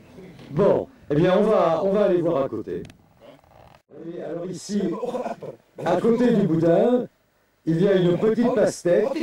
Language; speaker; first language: French; native; French